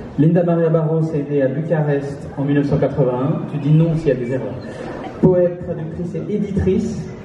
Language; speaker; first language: French; native; French